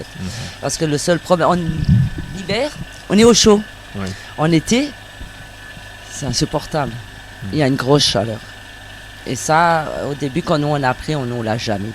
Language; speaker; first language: French; native; French